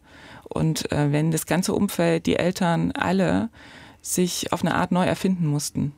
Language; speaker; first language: German; native; German